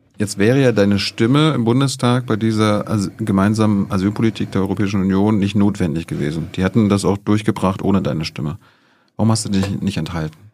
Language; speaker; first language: German; native; German